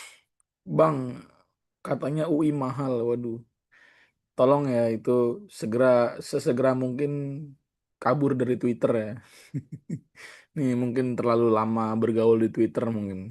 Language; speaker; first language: Indonesian; native; Indonesian